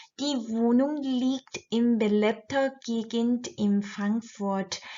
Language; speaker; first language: German; non-native, fluent; Korean